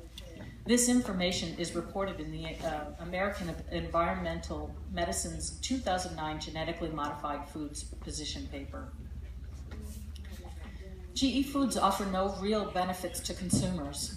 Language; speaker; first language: English; native; English